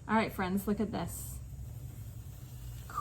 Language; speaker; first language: English; native; English